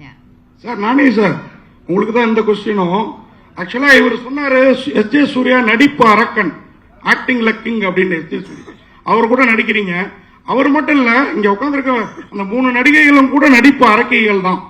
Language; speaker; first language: Tamil; native; Tamil